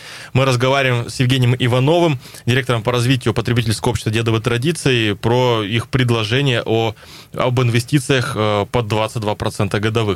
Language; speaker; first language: Russian; native; Russian